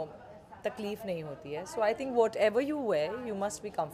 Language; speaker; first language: Hindi; native; Hindi